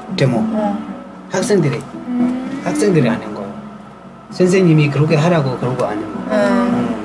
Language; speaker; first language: Korean; non-native, learner; Tibetan